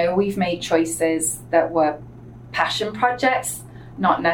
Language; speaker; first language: English; native; English